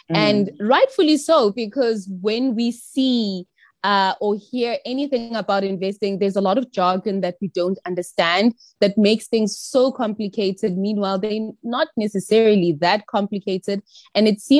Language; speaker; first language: English; non-native, local second language; Tsonga